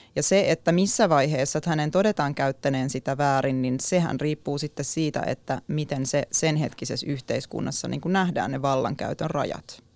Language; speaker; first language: Finnish; native; Finnish